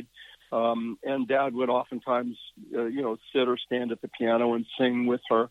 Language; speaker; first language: English; native; English